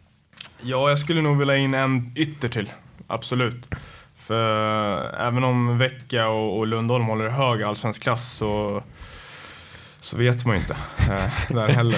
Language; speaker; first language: Swedish; native; Swedish